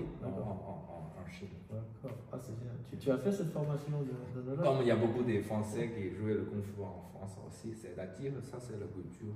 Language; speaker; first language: French; non-native, learner; Chinese